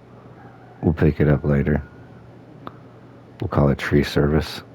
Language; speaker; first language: English; native; English